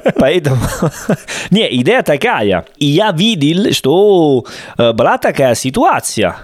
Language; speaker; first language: Russian; non-native, learner; Italian